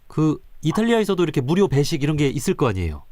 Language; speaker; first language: Korean; native; Korean